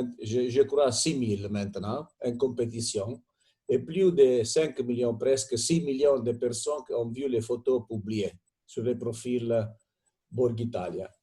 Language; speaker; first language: French; non-native, fluent; Italian